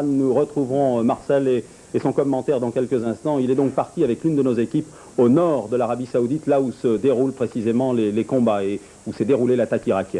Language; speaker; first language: French; native; French